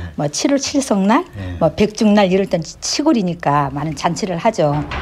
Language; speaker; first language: Korean; native; Korean